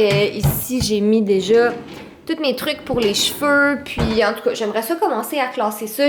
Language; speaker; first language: French; native; French